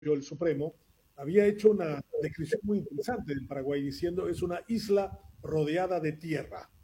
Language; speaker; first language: Spanish; non-native, local second language; Guarani